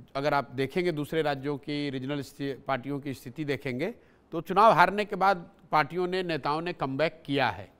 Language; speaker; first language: Hindi; native; Hindi